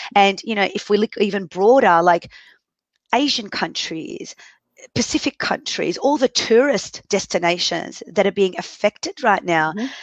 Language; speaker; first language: English; early bilingual, other home language; Arabic